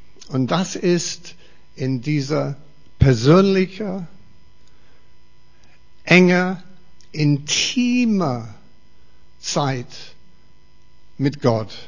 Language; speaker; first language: German; non-native, fluent; English